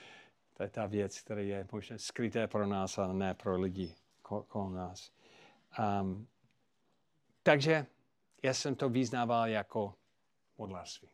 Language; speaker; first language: Czech; non-native, fluent; English